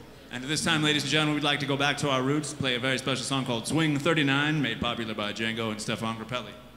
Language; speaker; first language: English; native; English